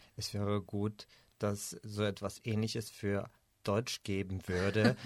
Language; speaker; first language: German; non-native, fluent; Spanish